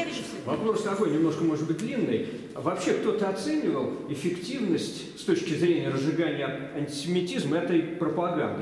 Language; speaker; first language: Russian; native; Russian